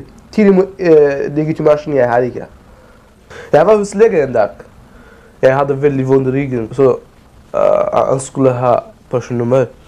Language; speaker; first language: Norwegian; non-native, learner; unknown